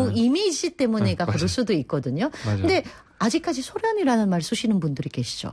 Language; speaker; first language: Korean; non-native, fluent; Filipino